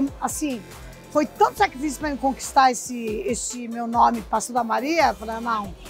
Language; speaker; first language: Portuguese; early bilingual, other home language; Japanese